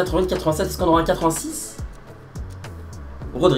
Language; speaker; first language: French; native; French